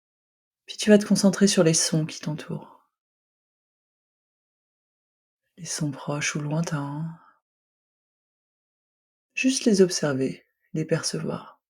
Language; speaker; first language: French; native; French